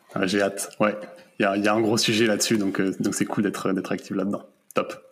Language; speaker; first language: French; native; French